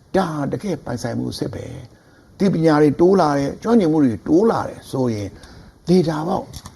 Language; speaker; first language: Burmese; native; Burmese